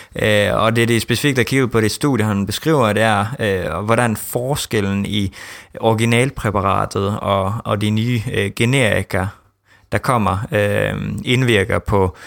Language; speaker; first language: Danish; early bilingual, heritage; Danish